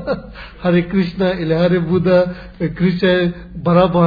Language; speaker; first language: Russian; non-native, learner; Tibetan